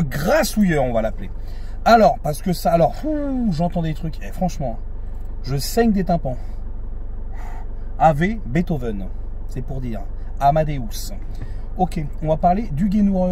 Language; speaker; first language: French; native; French